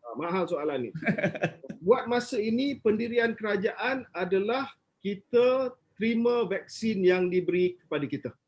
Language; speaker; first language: Malay; native; Malay